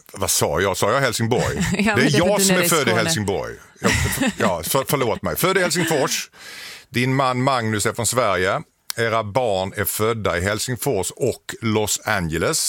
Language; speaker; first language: Swedish; native; Swedish